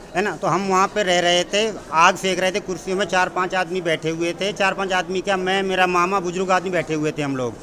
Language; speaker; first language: Hindi; native; Hindi